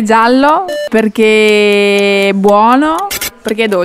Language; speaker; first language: Italian; early bilingual, other home language; Bosnian